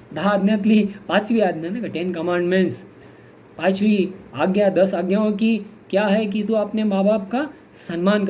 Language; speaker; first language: Hindi; non-native, local second language; Marathi